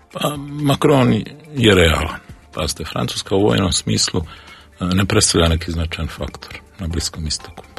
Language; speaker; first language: Serbian; native; Serbian